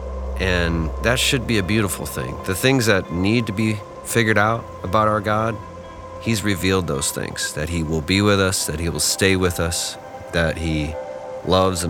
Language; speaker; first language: English; native; English